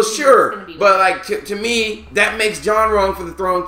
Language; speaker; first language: English; native; English